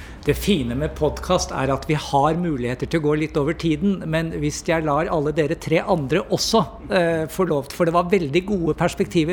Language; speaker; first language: Norwegian; native; Norwegian